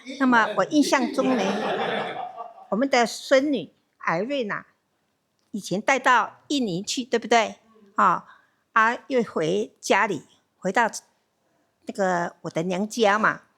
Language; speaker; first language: Chinese; early bilingual, heritage; Chinese